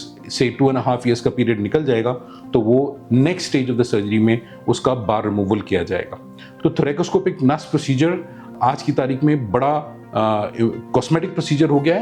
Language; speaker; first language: Hindi; native; Hindi